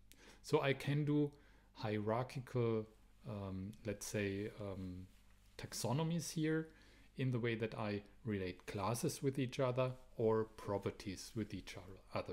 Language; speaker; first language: English; non-native, fluent; German